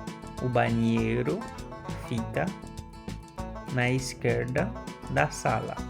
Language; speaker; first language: Portuguese; non-native, fluent; Haitian Creole